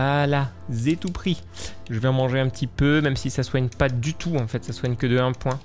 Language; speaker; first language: French; native; French